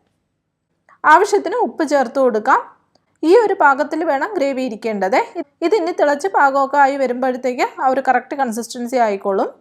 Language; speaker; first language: Malayalam; native; Malayalam